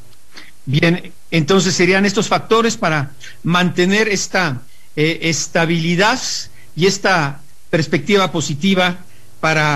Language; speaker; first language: Spanish; native; Spanish